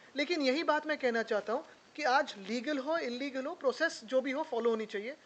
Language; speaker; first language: Hindi; non-native, local second language; Marathi